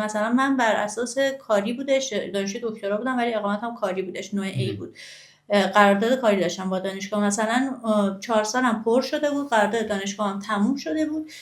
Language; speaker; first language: Persian; native; Persian